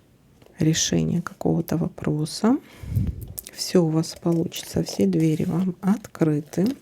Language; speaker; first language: Russian; native; Russian